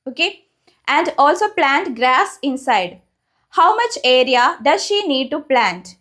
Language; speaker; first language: English; non-native, local second language; Malayalam